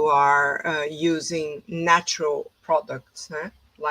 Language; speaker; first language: English; non-native, fluent; Portuguese